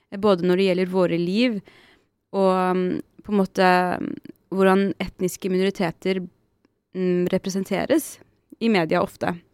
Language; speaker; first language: Norwegian; early bilingual, other home language; Arabic